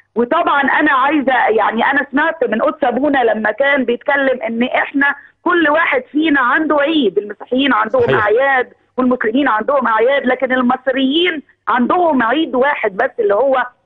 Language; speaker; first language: Arabic; native; Arabic